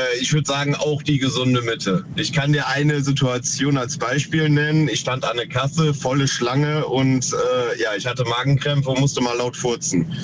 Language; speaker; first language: German; native; German